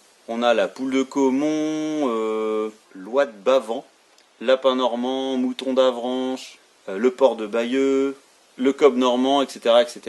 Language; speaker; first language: French; native; French